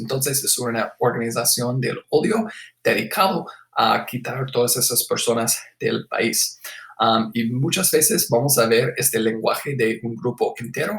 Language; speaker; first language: Spanish; non-native, fluent; English